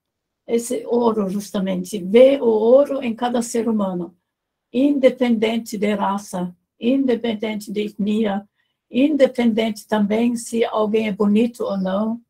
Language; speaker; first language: Portuguese; non-native, fluent; German